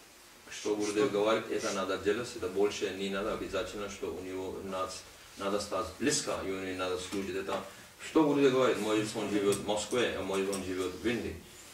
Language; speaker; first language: Russian; non-native, learner; Hindi